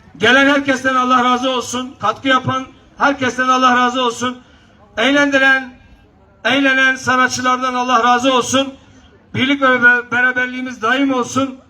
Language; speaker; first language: Turkish; non-native, local second language; Kurdish